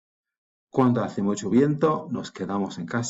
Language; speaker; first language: Spanish; non-native, fluent; English